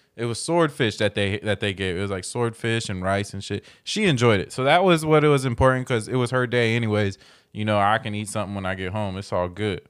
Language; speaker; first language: English; native; English